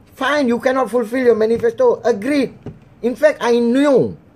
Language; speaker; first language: English; non-native, local second language; Malay